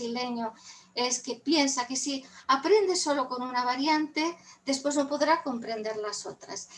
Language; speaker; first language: Spanish; native; Spanish